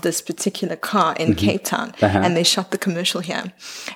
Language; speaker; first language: English; native; English